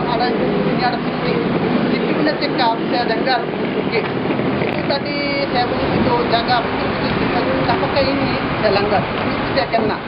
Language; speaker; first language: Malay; non-native, learner; Bangla